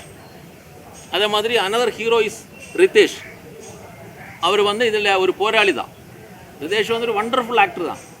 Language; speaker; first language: Tamil; non-native, learner; Malayalam